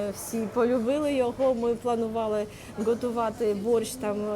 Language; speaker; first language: Ukrainian; native; Ukrainian